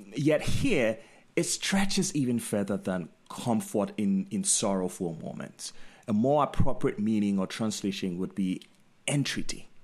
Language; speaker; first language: English; non-native, local second language; Akan